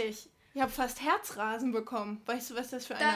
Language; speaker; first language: German; native; German